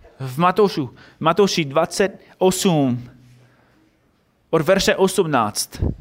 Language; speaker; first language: Czech; non-native, fluent; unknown